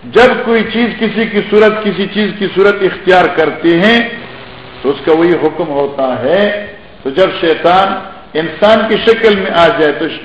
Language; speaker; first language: Urdu; non-native, local second language; Northern Hindko